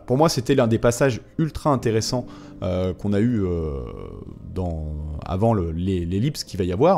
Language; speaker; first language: French; native; French